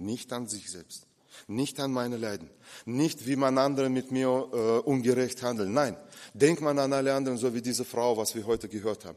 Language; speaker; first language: German; non-native, fluent; Russian